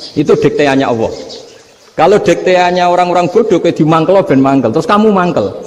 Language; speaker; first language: Indonesian; non-native, local second language; Javanese